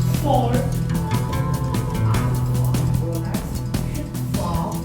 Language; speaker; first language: Vietnamese; non-native, learner; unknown